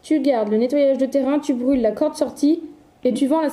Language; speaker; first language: French; native; French